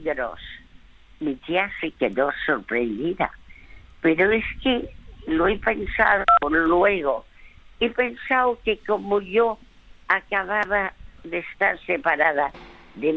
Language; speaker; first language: Spanish; early bilingual, other home language; French